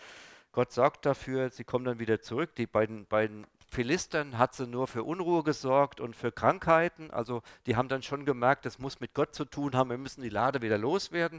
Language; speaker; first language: German; native; German